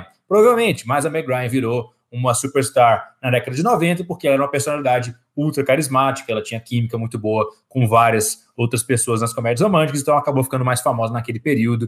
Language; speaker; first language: Portuguese; native; Portuguese